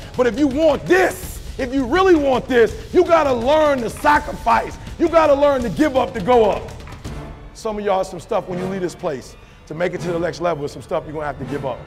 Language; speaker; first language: English; native; English